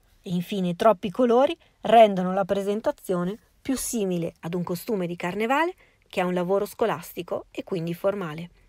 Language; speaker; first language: Italian; native; Italian